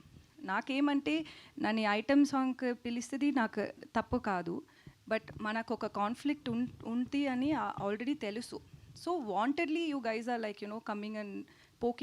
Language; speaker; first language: Telugu; non-native, learner; Tamil